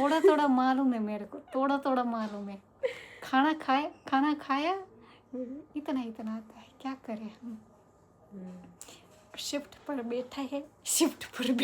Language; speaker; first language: Hindi; non-native, local second language; Gujarati